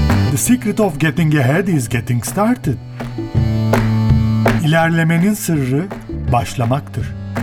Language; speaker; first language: English; non-native, fluent; Turkish